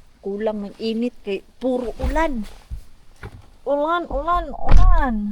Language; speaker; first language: Filipino; non-native, local second language; Cebuano